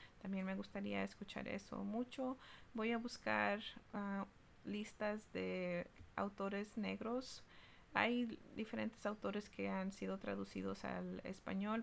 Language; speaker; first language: Spanish; early bilingual, heritage; Spanish